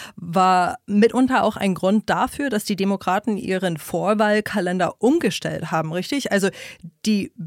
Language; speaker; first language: German; non-native, fluent; English